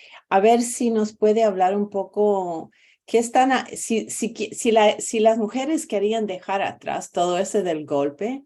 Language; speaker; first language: Spanish; non-native, fluent; English